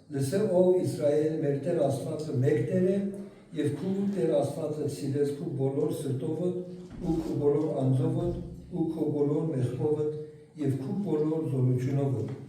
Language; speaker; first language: Armenian; early bilingual, heritage; Armenian